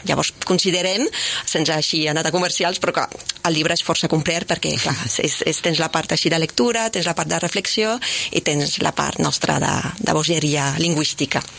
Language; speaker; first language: Catalan; non-native, fluent; French